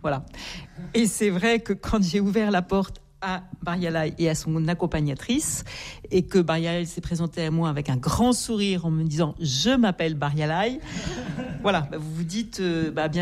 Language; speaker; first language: French; native; French